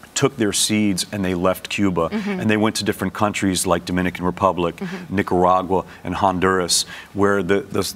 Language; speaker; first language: English; native; English